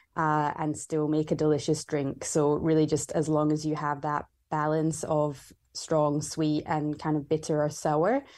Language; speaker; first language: English; native; English